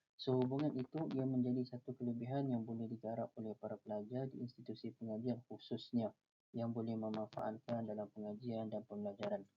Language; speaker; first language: Malay; native; Malay